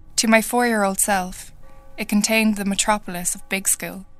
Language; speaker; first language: English; native; English